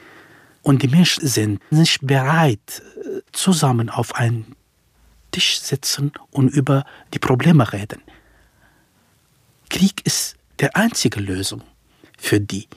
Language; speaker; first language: German; non-native, fluent; Central Kurdish